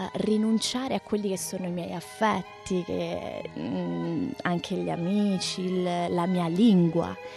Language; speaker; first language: Italian; native; Italian